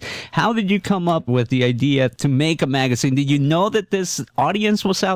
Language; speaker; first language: English; native; English